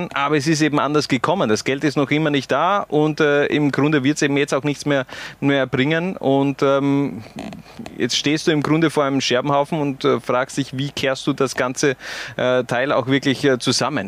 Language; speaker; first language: German; native; German